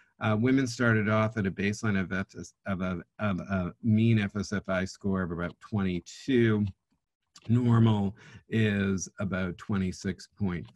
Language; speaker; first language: English; native; English